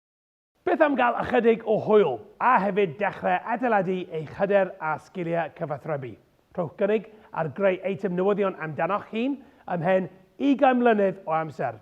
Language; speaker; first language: Welsh; non-native, local second language; English